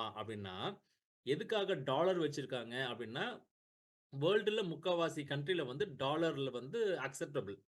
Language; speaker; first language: Tamil; native; Tamil